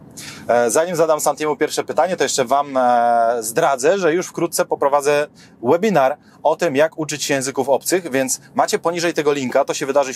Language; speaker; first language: Polish; native; Polish